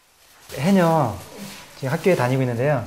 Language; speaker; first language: Korean; native; Korean